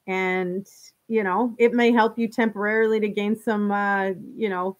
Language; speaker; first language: English; native; English